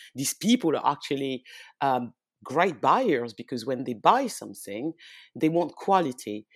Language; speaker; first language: English; early bilingual, heritage; French